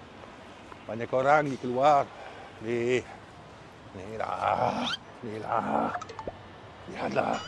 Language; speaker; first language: Indonesian; non-native, learner; French